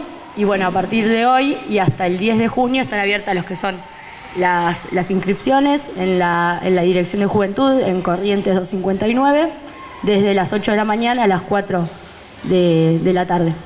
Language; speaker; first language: Spanish; native; Spanish